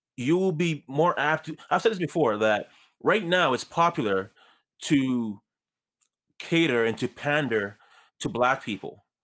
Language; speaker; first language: English; early bilingual, other home language; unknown